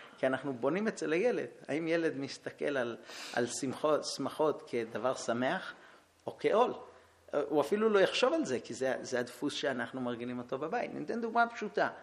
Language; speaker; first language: Hebrew; early bilingual, heritage; Hebrew